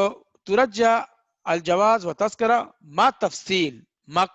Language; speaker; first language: Arabic; non-native, fluent; Hindi